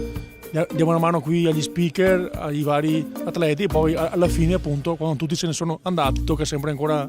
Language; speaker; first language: Italian; native; Italian